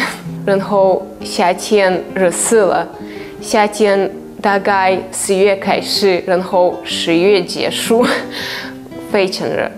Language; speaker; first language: Chinese; non-native, fluent; Russian